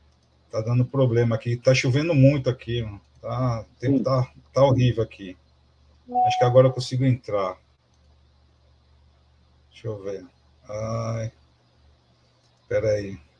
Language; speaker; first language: Portuguese; native; Portuguese